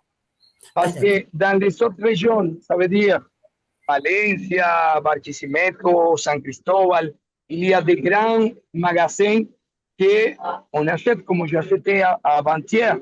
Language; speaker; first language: French; non-native, learner; Spanish